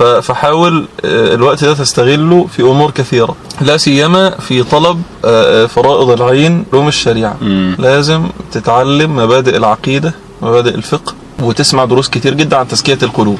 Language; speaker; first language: Arabic; native; Arabic